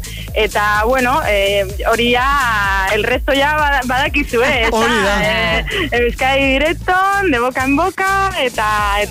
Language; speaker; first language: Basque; non-native, learner; Spanish